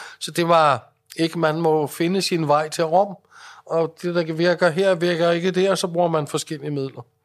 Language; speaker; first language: Danish; native; Danish